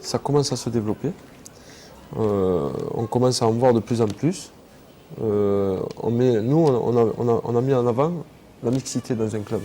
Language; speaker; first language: French; native; French